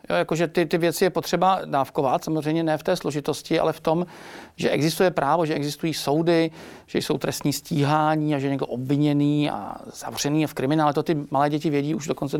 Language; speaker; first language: Czech; native; Czech